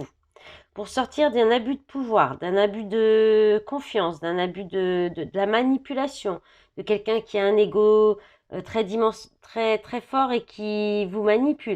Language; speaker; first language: French; native; French